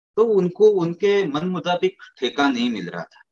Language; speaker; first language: Hindi; native; Hindi